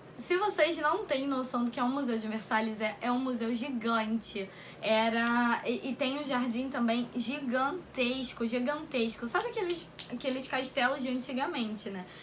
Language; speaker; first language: Portuguese; native; Portuguese